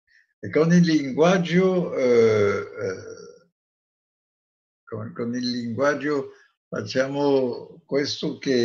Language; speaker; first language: Italian; non-native, fluent; French